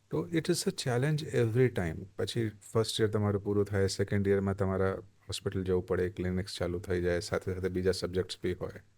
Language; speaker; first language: Gujarati; non-native, local second language; Hindi